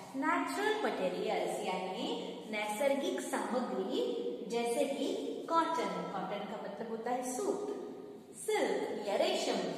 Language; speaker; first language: Hindi; non-native, local second language; Marathi